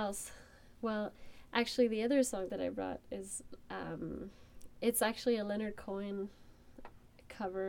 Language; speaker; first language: English; native; English